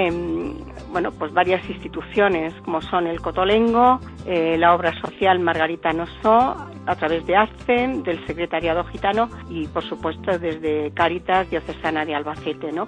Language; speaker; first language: Spanish; native; Spanish